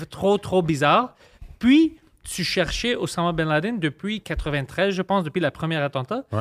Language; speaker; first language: French; early bilingual, other home language; Greek